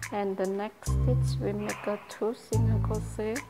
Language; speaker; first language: English; non-native, learner; Indonesian